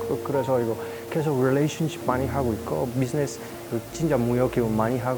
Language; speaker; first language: Korean; non-native, learner; Spanish